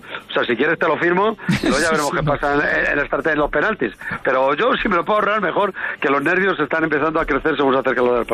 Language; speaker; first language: Spanish; native; Spanish